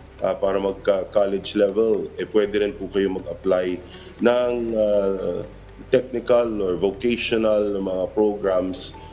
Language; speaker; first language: Filipino; native; Filipino